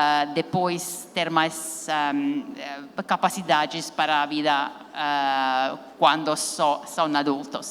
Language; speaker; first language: Portuguese; non-native, learner; Finnish